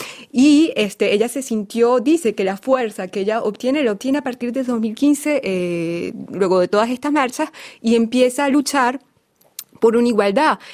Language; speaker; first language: Spanish; native; Spanish